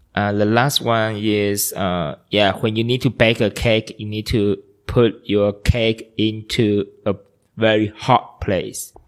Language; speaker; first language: English; non-native, learner; Chinese